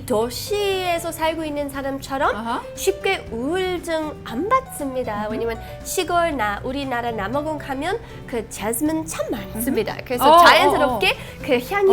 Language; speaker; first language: Korean; non-native, fluent; English